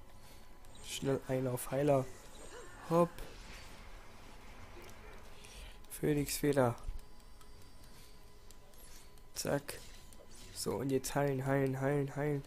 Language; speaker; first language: German; native; German